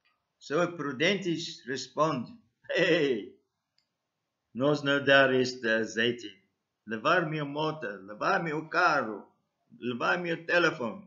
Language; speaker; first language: Portuguese; non-native, learner; English